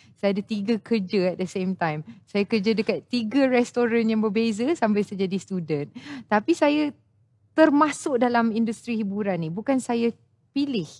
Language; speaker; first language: Malay; non-native, local second language; English